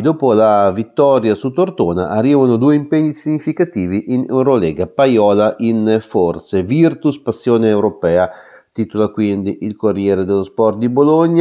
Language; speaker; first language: Italian; native; Italian